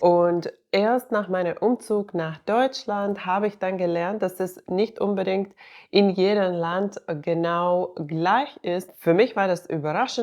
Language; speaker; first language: German; non-native, fluent; Finnish